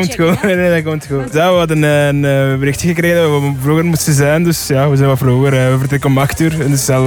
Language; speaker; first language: Dutch; early bilingual, other home language; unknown